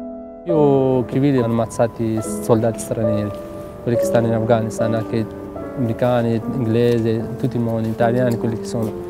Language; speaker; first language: Italian; non-native, learner; Pashto